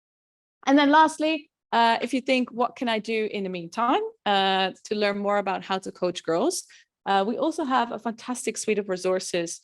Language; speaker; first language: English; non-native, fluent; Dutch